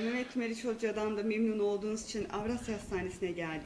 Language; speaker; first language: Turkish; native; Turkish